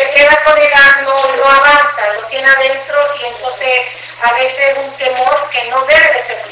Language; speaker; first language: Spanish; native; Spanish